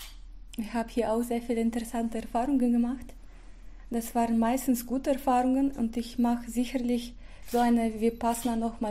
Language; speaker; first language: German; non-native, fluent; Russian